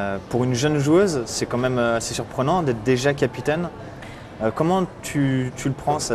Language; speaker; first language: French; native; French